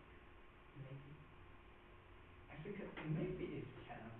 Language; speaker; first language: English; non-native, learner; Chinese